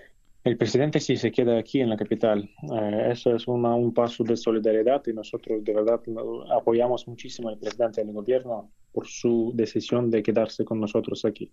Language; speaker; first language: Spanish; non-native, fluent; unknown